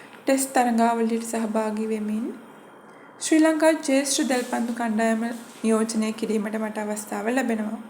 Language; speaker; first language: Sinhala; native; Sinhala